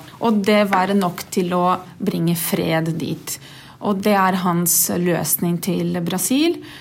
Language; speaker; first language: Norwegian; non-native, fluent; Portuguese